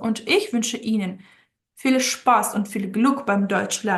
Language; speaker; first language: German; non-native, fluent; Ukrainian